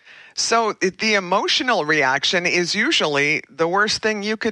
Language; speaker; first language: English; native; English